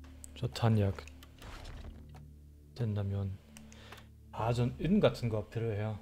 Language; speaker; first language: Korean; non-native, learner; German